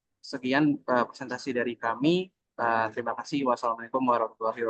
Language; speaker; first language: Indonesian; native; Indonesian